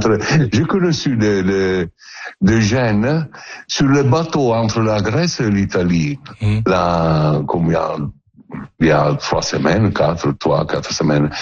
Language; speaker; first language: French; non-native, learner; Italian